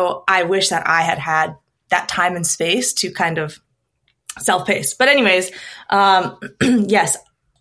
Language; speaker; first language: English; native; English